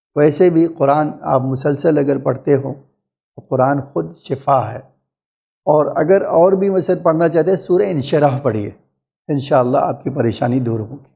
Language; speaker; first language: Urdu; native; Urdu